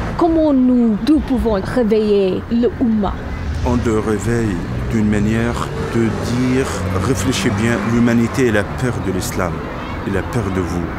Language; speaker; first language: French; non-native, local second language; Arabic